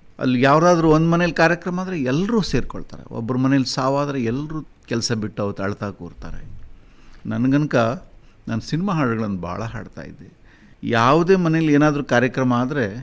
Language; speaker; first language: Kannada; native; Kannada